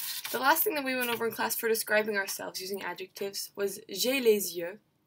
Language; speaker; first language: English; native; English